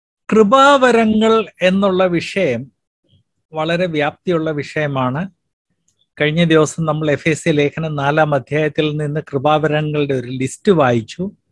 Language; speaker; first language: Malayalam; native; Malayalam